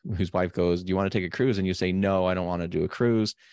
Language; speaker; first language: English; native; English